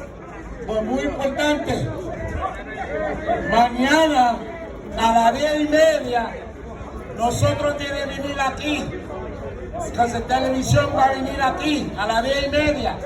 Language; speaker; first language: Spanish; non-native, learner; English